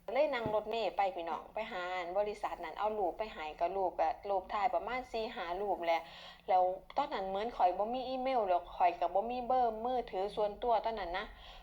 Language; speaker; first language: Thai; native; Thai